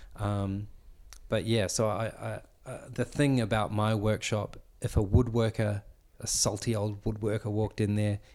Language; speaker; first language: English; native; English